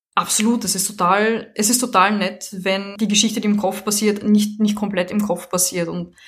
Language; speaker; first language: German; native; German